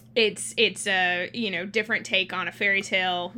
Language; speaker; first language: English; early bilingual, other home language; Thai